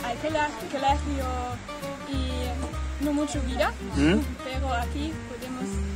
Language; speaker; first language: Spanish; non-native, learner; German